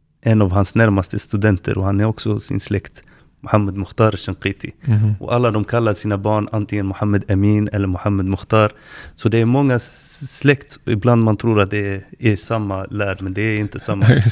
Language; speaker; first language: Swedish; non-native, fluent; Arabic